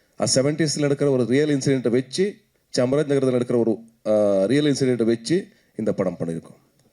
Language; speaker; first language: Tamil; non-native, learner; Kannada